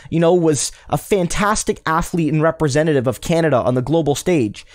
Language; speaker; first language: English; native; English